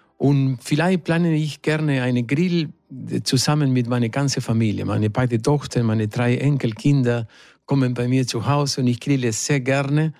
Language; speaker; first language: German; non-native, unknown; Spanish